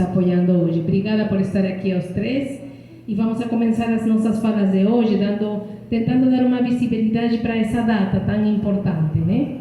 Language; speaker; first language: Portuguese; non-native, fluent; Spanish